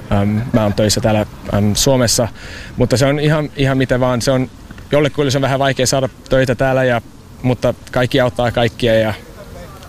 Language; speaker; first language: Finnish; non-native, fluent; English